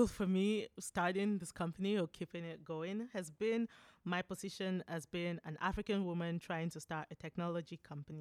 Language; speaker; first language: English; non-native, local second language; French